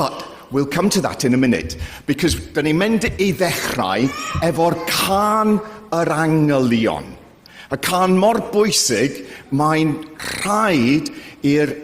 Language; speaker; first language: Welsh; non-native, fluent; English